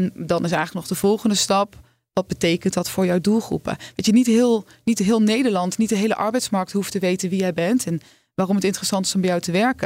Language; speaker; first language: Dutch; native; Dutch